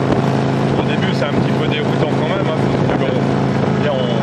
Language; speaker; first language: French; native; French